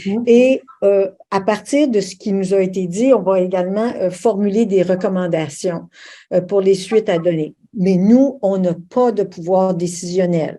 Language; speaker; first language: French; native; French